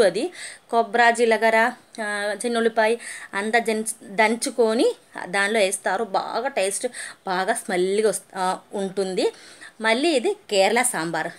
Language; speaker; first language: Telugu; non-native, learner; Malayalam